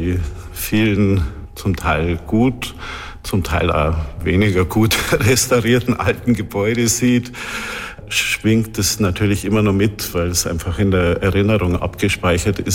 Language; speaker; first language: German; native; German